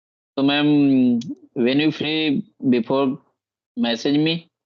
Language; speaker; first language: English; non-native, learner; Bhojpuri